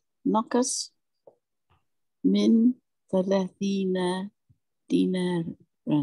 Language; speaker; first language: Arabic; non-native, learner; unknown